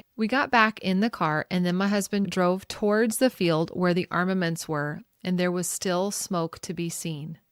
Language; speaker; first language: English; native; English